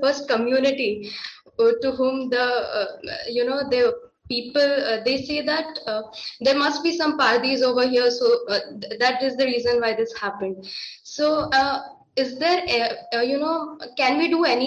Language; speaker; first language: English; non-native, local second language; Marathi